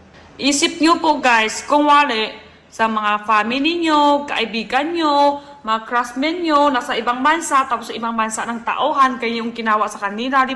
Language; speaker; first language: Filipino; non-native, learner; Chinese